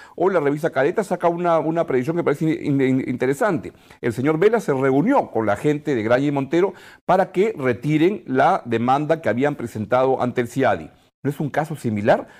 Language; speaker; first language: Spanish; native; Spanish